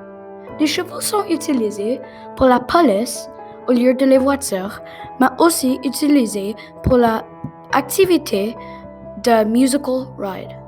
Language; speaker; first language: French; non-native, local second language; English